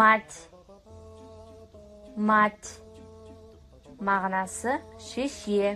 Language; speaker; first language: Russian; non-native, fluent; Kazakh